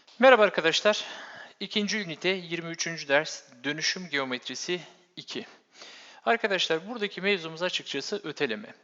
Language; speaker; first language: Turkish; native; Turkish